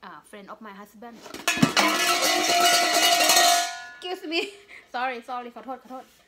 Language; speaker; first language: English; non-native, learner; Thai